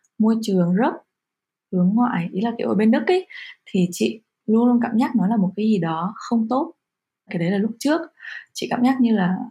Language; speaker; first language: Vietnamese; early bilingual, heritage; Vietnamese